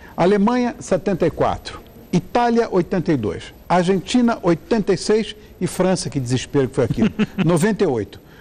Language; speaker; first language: Portuguese; native; Portuguese